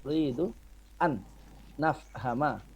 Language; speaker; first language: Arabic; non-native, fluent; Indonesian